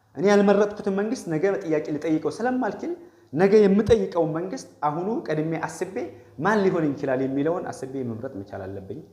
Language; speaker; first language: Amharic; non-native, local second language; Oromo